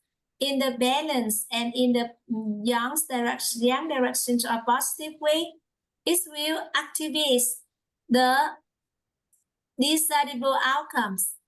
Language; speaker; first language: English; non-native, fluent; Vietnamese